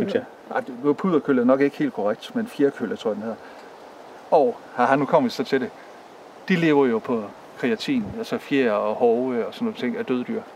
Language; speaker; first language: Danish; native; Danish